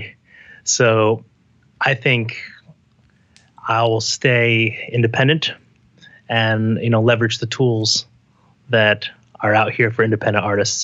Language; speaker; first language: English; native; English